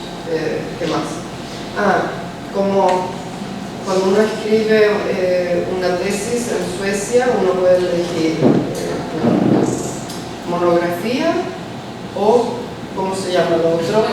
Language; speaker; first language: Spanish; early bilingual, heritage; Spanish